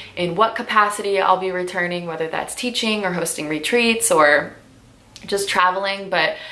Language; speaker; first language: English; native; English